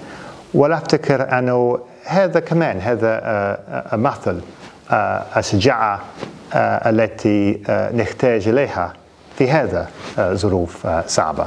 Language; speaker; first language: Arabic; non-native, fluent; English